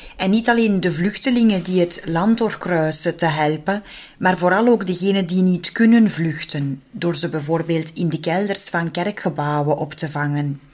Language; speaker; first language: Dutch; native; Dutch